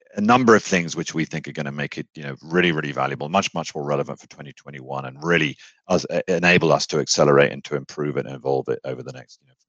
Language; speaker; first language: English; native; English